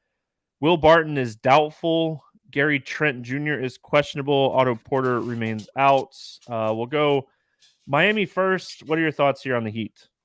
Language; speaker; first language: English; native; English